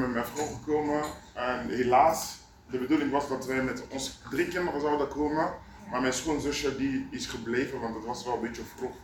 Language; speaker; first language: Dutch; non-native, local second language; Lingala